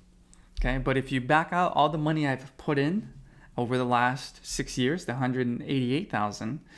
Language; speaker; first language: English; native; English